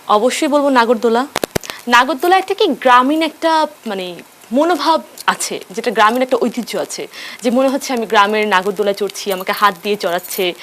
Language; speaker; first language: Bangla; native; Bangla